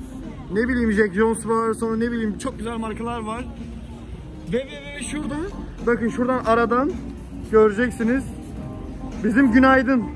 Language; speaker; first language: Turkish; native; Turkish